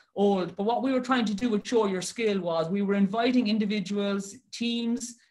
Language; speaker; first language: English; native; English